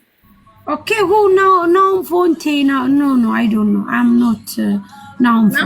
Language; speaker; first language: English; non-native, learner; Amharic